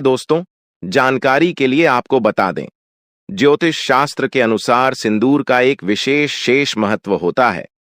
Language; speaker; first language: Hindi; non-native, local second language; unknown